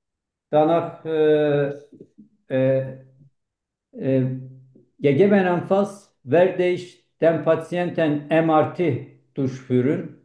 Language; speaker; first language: German; non-native, learner; Turkish